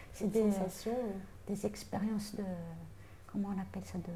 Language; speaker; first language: French; non-native, local second language; Arabic